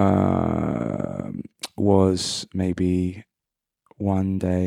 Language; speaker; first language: English; native; English